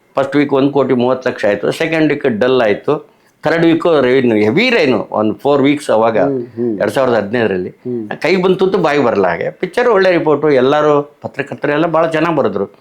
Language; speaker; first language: Kannada; native; Kannada